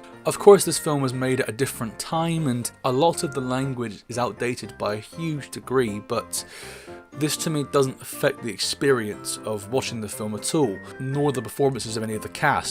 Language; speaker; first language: English; native; English